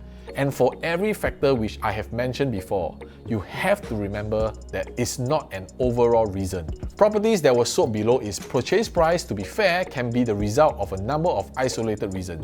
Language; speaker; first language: English; native; English